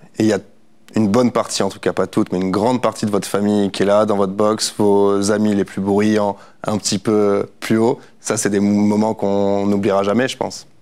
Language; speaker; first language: French; native; French